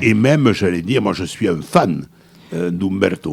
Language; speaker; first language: French; native; French